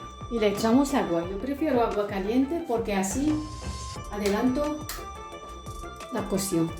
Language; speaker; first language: Spanish; non-native, fluent; Arabic